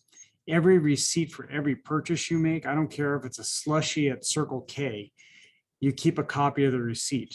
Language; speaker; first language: English; native; English